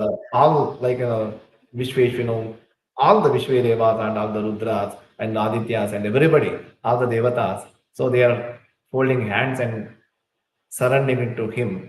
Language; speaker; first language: English; non-native, local second language; Tulu